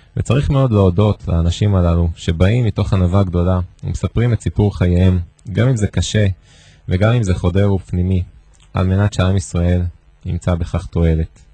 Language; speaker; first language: Hebrew; native; Hebrew